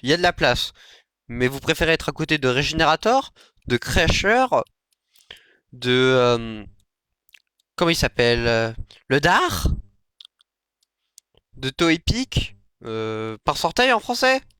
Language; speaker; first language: French; native; French